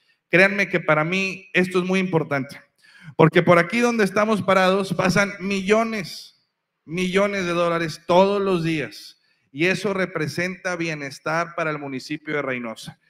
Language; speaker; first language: Spanish; native; Spanish